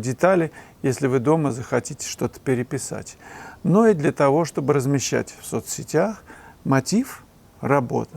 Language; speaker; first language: Russian; native; Russian